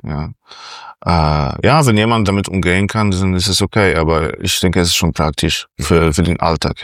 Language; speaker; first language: German; non-native, fluent; Polish